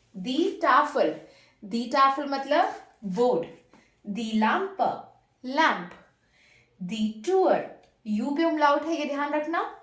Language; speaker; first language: Hindi; native; Hindi